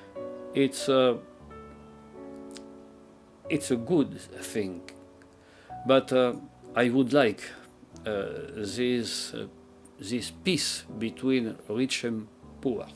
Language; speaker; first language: English; non-native, learner; French